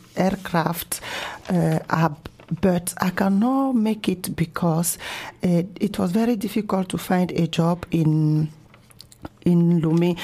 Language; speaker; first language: English; non-native, local second language; Ewe